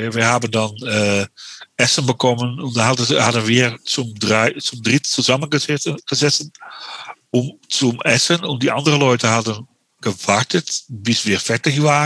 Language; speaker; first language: German; non-native, learner; Dutch